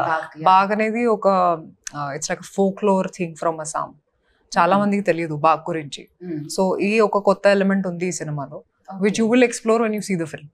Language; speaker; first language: Telugu; non-native, fluent; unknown